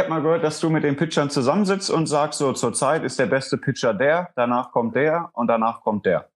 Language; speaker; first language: German; native; German